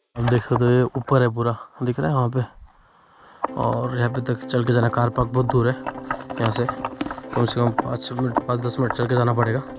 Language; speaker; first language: Hindi; non-native, local second language; Marathi